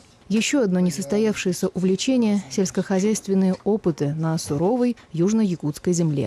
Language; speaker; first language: Russian; native; Russian